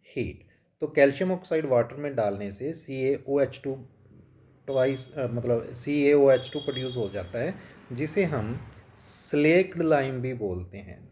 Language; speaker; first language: Hindi; non-native, local second language; Punjabi